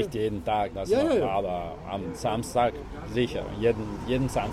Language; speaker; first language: German; non-native, local second language; Italian